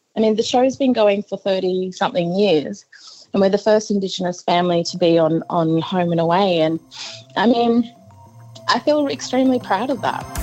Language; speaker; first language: English; native; English